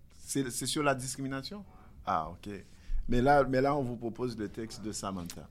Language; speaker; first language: French; non-native, local second language; Haitian Creole